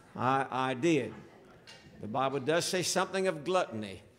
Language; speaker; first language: English; native; English